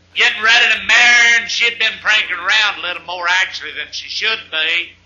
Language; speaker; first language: English; native; English